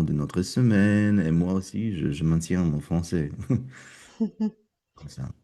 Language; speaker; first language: French; non-native, fluent; Russian